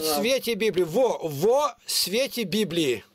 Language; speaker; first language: Russian; native; Russian